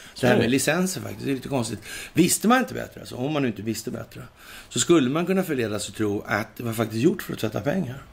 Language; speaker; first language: Swedish; native; Swedish